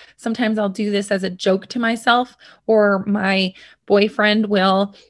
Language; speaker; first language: English; native; English